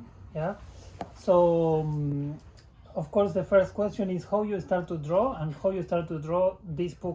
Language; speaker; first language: English; non-native, learner; Spanish